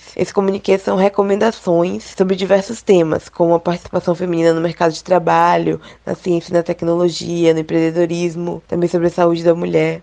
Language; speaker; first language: Portuguese; native; Portuguese